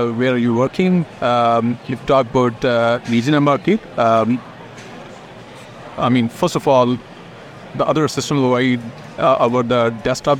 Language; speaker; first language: English; non-native, local second language; Urdu